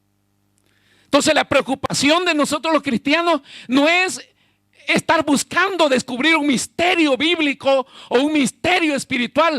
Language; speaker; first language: Spanish; native; Spanish